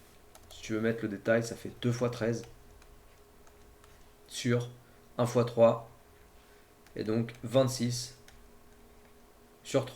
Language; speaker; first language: French; native; French